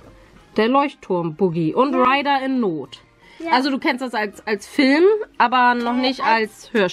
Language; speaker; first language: German; native; German